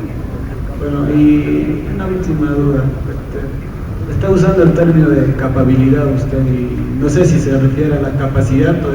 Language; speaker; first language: Spanish; native; Spanish